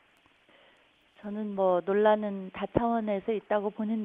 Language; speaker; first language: Korean; native; Korean